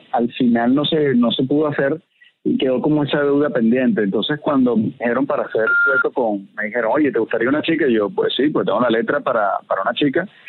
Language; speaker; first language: Spanish; native; Spanish